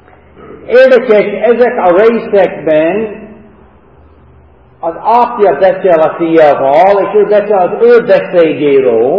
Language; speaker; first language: Hungarian; non-native, learner; English